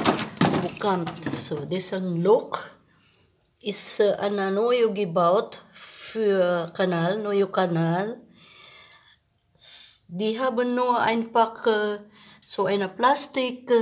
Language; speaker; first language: German; non-native, learner; Filipino